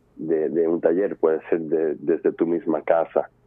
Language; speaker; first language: Spanish; early bilingual, heritage; Spanish